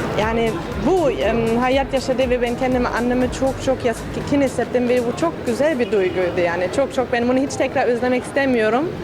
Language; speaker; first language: Turkish; non-native, fluent; German